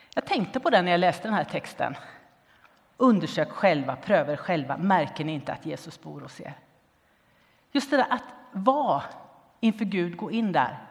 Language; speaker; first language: Swedish; native; Swedish